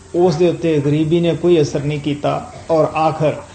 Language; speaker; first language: Punjabi; native; Punjabi